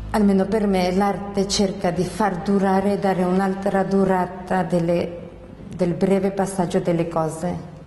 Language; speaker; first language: Italian; non-native, fluent; Georgian